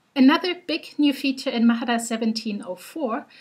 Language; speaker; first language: English; non-native, fluent; German